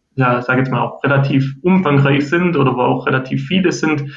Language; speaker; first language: German; native; German